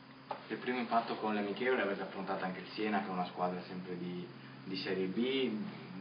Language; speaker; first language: Italian; native; Italian